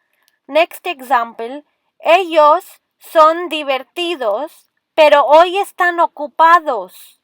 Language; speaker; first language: Spanish; non-native, fluent; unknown